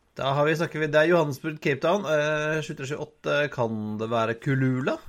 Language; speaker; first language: Norwegian; native; Norwegian